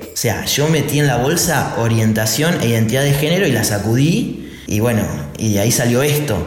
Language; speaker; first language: Spanish; native; Spanish